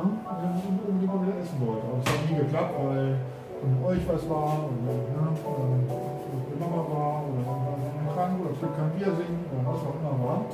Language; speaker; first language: German; native; German